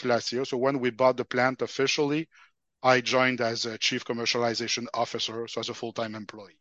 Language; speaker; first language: English; non-native, fluent; French